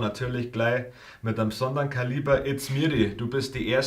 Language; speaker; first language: German; native; German